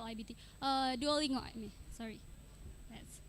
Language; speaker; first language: English; non-native, learner; Indonesian